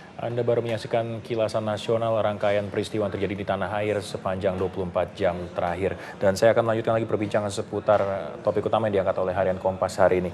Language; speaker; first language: Indonesian; native; Indonesian